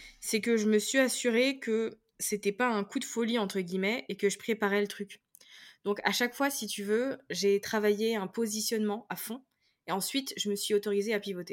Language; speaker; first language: French; native; French